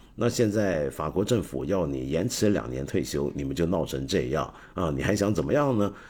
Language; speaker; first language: Chinese; non-native, fluent; Cantonese